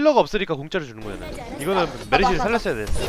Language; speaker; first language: Korean; native; Korean